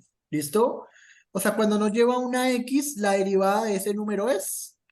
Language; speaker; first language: Spanish; native; Spanish